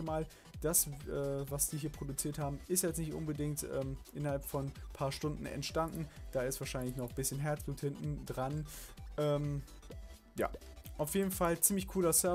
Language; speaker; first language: German; native; German